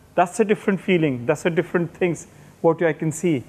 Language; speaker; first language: English; non-native, local second language; Urdu